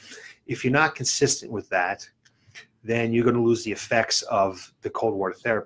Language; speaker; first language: English; native; English